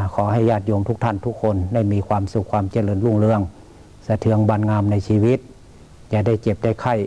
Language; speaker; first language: Thai; native; Thai